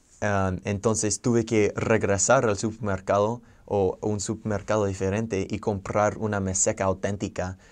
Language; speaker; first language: Spanish; non-native, fluent; English